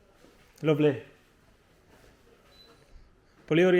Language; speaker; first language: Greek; non-native, learner; English